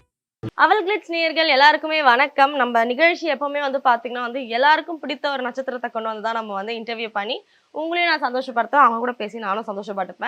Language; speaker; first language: Tamil; native; Tamil